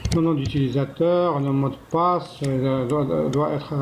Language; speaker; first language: French; non-native, local second language; Arabic